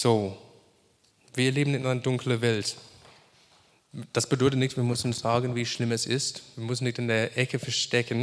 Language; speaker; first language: German; non-native, fluent; English